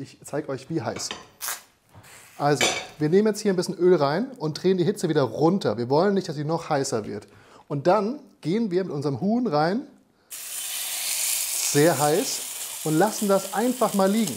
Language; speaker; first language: German; native; German